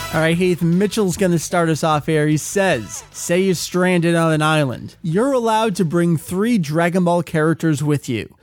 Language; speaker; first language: English; native; English